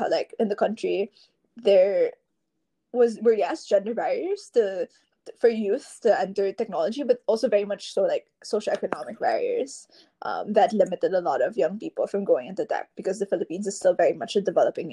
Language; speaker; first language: English; non-native, local second language; Filipino